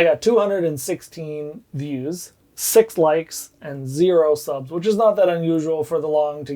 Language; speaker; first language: English; native; English